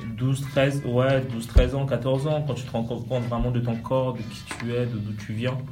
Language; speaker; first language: French; early bilingual, other home language; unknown